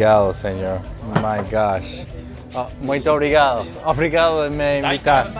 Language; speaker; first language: Portuguese; non-native, learner; English